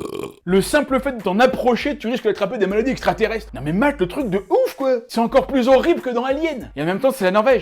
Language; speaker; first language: French; native; French